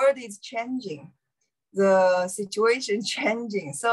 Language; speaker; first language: English; non-native, learner; Chinese